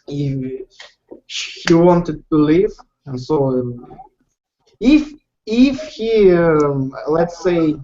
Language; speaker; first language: English; non-native, learner; Russian